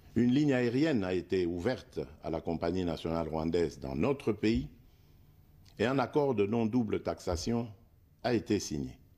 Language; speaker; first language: French; non-native, local second language; Luba-Lulua